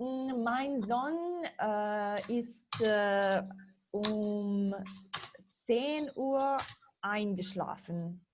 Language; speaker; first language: German; non-native, learner; Serbian